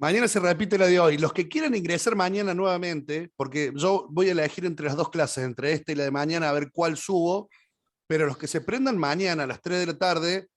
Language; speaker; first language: Spanish; native; Spanish